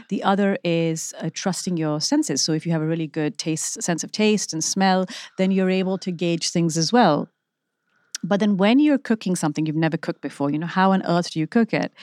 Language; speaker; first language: English; non-native, local second language; Urdu